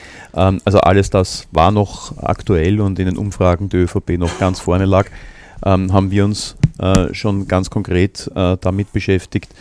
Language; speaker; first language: German; native; German